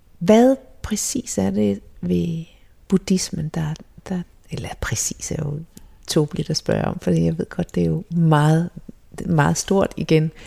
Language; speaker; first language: Danish; native; Danish